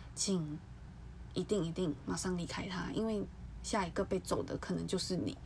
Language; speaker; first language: Chinese; native; Chinese